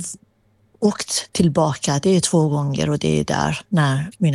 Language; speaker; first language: Swedish; non-native, fluent; Persian